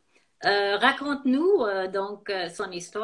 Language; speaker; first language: French; non-native, fluent; English